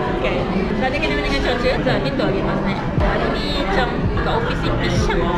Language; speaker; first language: Malay; native; Malay